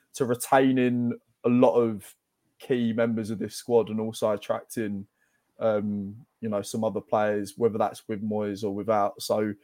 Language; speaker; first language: English; native; English